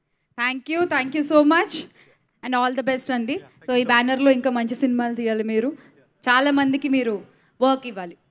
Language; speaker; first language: Telugu; native; Telugu